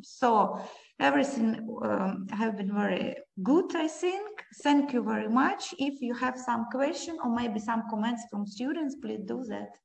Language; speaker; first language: English; non-native, learner; Ukrainian